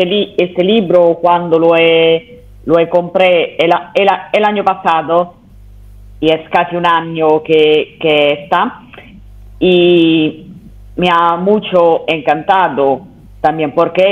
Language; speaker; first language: Spanish; non-native, learner; Italian